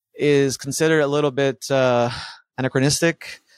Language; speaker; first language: English; early bilingual, other home language; Spanish